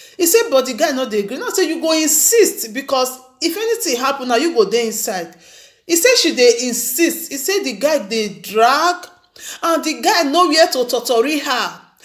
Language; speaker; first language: Nigerian Pidgin; non-native, local second language; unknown